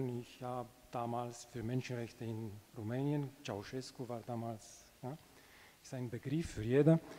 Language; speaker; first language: German; non-native, fluent; Romanian